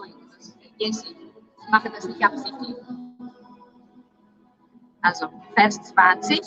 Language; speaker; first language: German; non-native, fluent; Greek